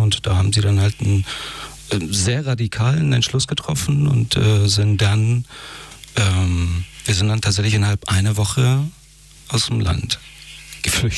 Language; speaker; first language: German; early bilingual, other home language; Persian